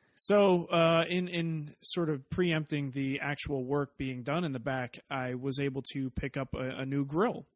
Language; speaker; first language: English; native; English